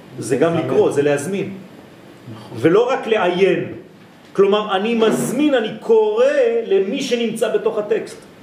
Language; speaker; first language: Hebrew; non-native, fluent; French